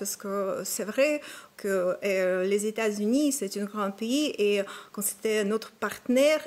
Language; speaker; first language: French; non-native, fluent; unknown